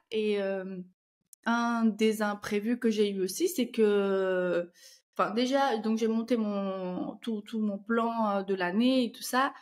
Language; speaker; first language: French; non-native, fluent; Portuguese